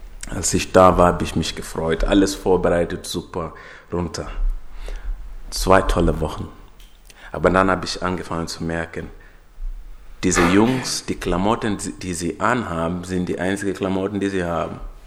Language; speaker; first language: German; non-native, fluent; Swahili